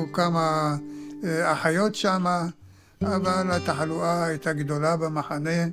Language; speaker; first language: Hebrew; early bilingual, other home language; Arabic